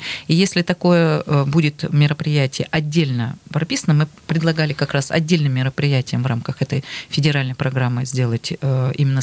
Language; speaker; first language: Russian; native; Russian